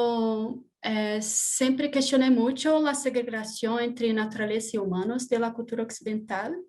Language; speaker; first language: Spanish; non-native, learner; Portuguese